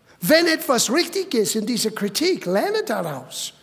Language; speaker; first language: German; non-native, fluent; English